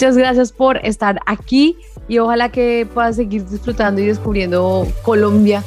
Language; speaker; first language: Spanish; native; Spanish